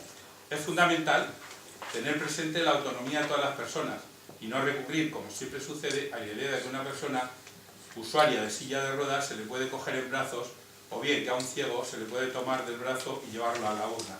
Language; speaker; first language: Spanish; native; Spanish